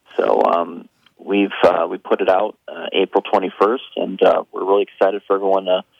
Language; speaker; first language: English; native; English